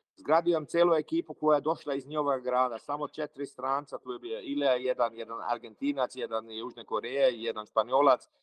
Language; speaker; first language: Croatian; early bilingual, heritage; Croatian